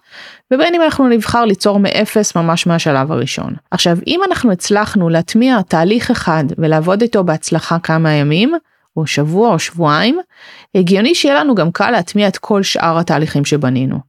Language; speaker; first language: Hebrew; native; Hebrew